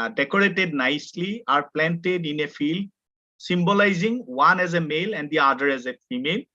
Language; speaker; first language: English; non-native, local second language; Assamese